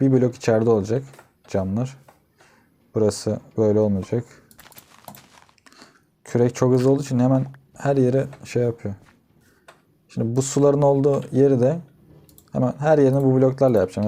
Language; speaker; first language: Turkish; native; Turkish